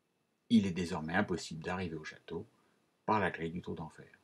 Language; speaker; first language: French; native; French